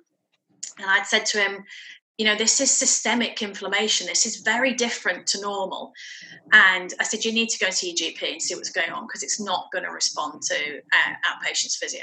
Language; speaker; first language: English; native; English